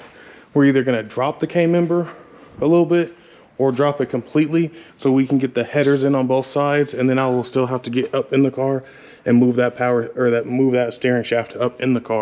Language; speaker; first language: English; native; English